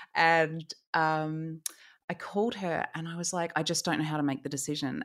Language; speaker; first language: English; native; English